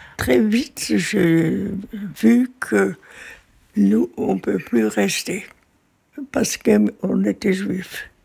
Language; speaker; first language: French; non-native, fluent; German